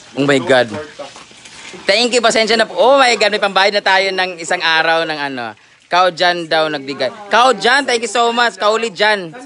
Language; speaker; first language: Filipino; non-native, local second language; Cebuano